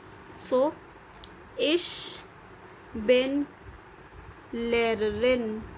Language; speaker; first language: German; non-native, fluent; Hindi